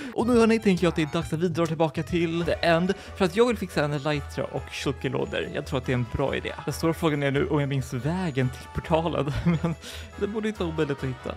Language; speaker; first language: Swedish; native; Swedish